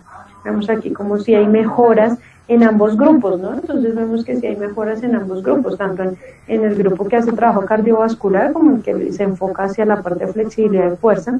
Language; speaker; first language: Spanish; native; Spanish